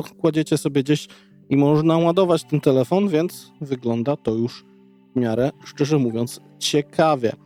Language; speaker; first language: Polish; native; Polish